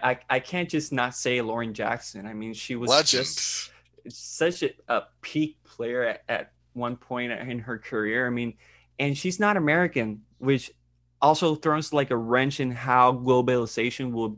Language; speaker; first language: English; non-native, fluent; Spanish